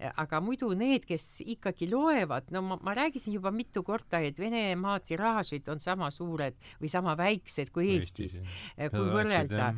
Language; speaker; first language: Estonian; non-native, local second language; Russian